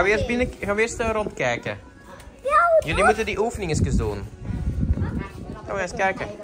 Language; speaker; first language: Dutch; native; Dutch